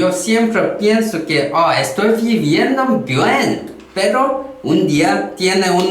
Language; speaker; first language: Spanish; non-native, learner; Korean